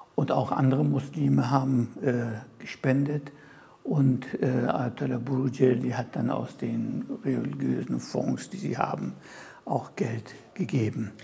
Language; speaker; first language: German; early bilingual, other home language; Persian